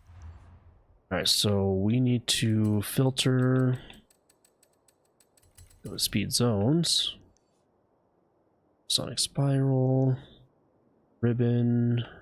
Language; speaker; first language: English; native; English